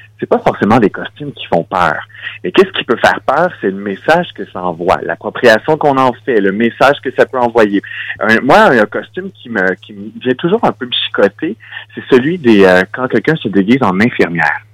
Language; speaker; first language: French; native; French